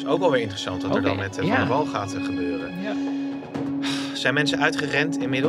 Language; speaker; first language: Dutch; native; Dutch